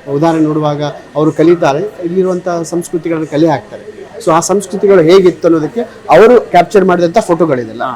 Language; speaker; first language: Kannada; native; Kannada